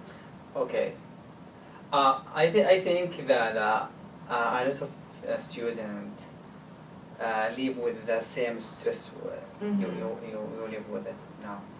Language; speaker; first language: English; non-native, learner; Arabic